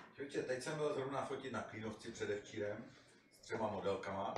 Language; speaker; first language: Czech; native; Czech